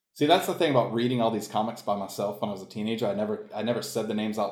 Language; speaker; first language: English; native; English